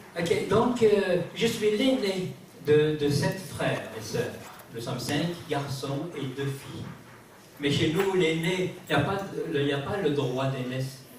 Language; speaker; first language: French; non-native, local second language; Kabyle